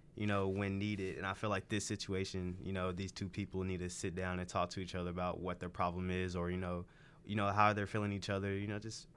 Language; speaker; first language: English; native; English